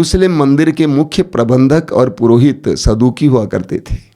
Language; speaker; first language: Hindi; native; Hindi